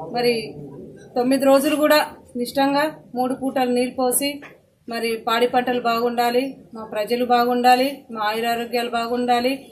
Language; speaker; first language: Telugu; non-native, local second language; Lambadi